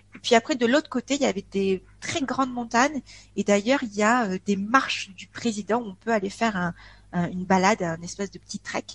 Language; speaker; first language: French; native; French